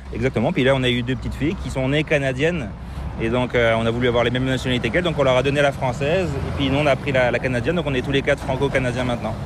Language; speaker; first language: French; native; French